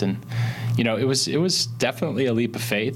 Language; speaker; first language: English; native; English